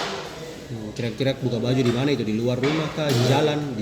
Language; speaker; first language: Indonesian; native; Indonesian